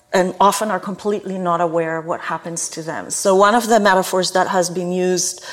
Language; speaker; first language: English; non-native, fluent; Hebrew